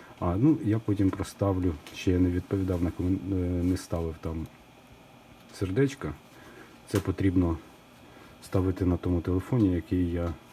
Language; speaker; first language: Ukrainian; non-native, local second language; Russian